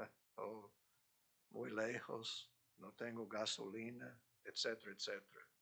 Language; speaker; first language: Spanish; non-native, fluent; English